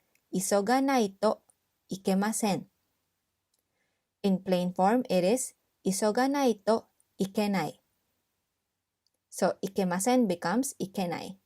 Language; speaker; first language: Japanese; non-native, fluent; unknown